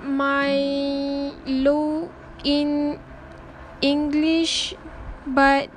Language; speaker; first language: English; non-native, learner; Malay